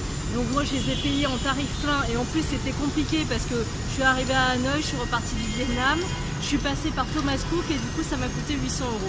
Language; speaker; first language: French; native; French